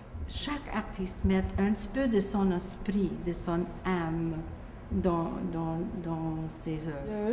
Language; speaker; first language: French; non-native, local second language; English